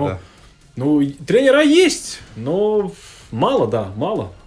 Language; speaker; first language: Russian; non-native, local second language; Latvian